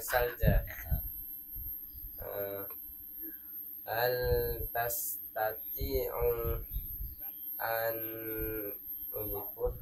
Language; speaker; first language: Arabic; non-native, learner; Indonesian